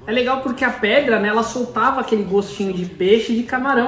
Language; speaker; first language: Portuguese; native; Portuguese